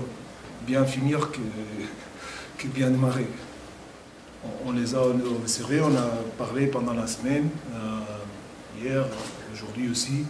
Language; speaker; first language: French; non-native, fluent; Portuguese